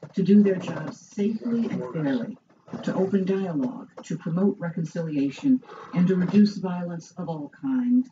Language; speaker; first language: English; native; English